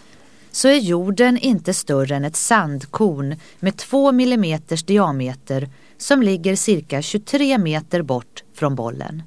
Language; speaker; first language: Swedish; native; Swedish